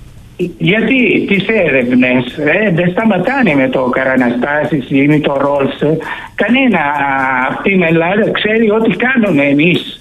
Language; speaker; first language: Greek; early bilingual, heritage; Greek